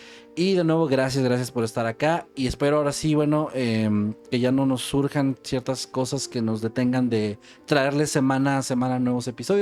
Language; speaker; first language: Spanish; native; Spanish